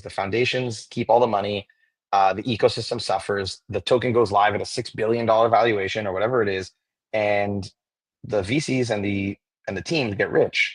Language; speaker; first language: English; native; English